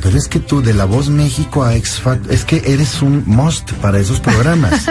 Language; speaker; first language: Spanish; native; Spanish